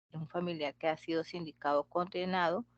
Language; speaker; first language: Spanish; native; Spanish